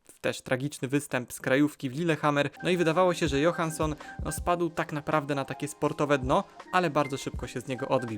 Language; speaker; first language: Polish; native; Polish